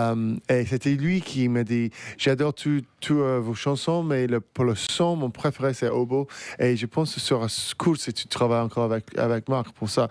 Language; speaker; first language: French; non-native, fluent; English